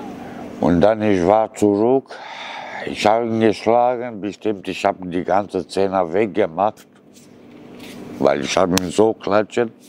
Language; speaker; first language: German; non-native, learner; Romanian